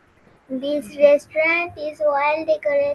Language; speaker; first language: English; non-native, learner; Bangla